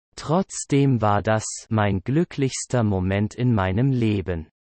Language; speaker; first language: German; non-native, learner; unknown